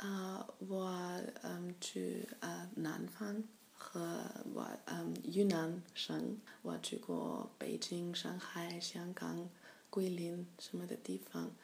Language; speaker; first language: Chinese; non-native, learner; German